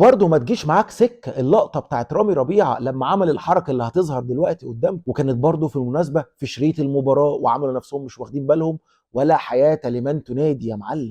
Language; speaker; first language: Arabic; native; Arabic